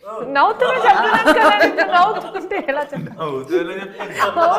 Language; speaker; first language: Telugu; non-native, local second language; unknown